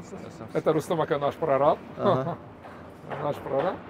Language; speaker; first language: Russian; non-native, local second language; Uzbek